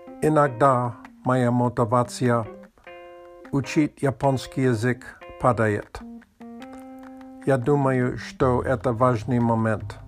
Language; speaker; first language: Russian; non-native, learner; Latvian